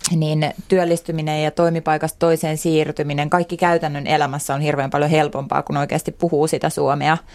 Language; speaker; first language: Finnish; native; Finnish